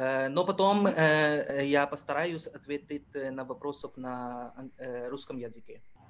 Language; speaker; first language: Russian; non-native, fluent; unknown